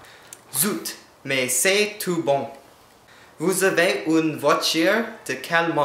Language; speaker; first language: French; non-native, learner; English